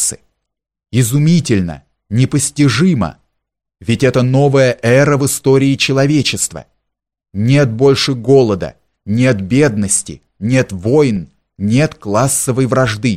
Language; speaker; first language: Russian; native; Russian